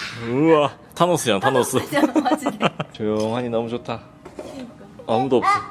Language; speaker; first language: Korean; native; Korean